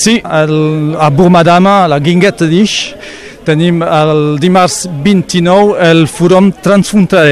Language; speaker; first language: Catalan; non-native, local second language; French